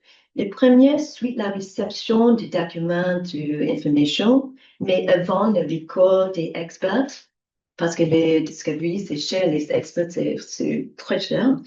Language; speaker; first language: French; non-native, learner; English